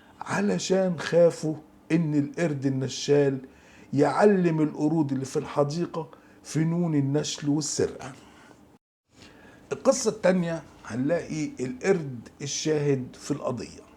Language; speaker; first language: Arabic; native; Arabic